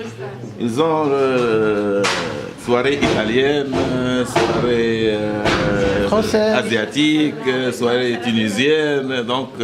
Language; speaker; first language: French; non-native, local second language; Arabic